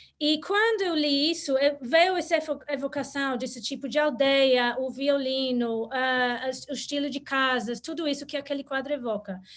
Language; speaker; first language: Portuguese; non-native, fluent; English